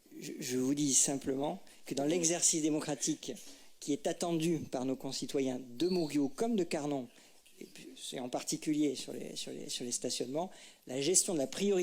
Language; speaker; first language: French; native; French